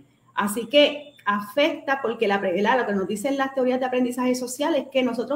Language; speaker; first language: Spanish; native; Spanish